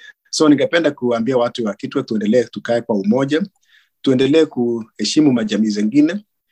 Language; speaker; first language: Swahili; non-native, local second language; Kalenjin